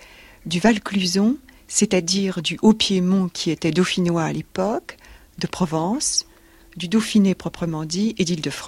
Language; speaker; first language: French; native; French